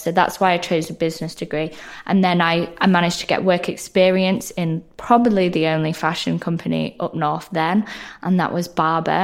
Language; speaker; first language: English; native; English